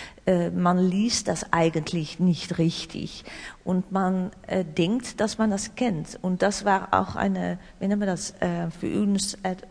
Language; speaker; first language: German; non-native, learner; Dutch